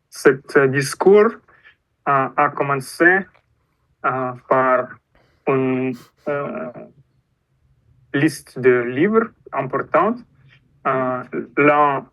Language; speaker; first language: French; non-native, fluent; Russian